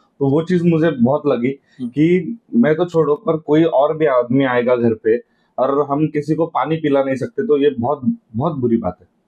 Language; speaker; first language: Hindi; non-native, local second language; Marathi